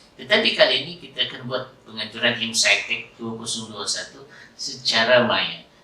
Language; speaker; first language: Malay; native; Malay